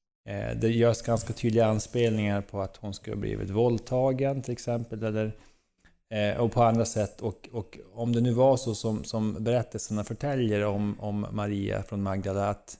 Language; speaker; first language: Swedish; native; Swedish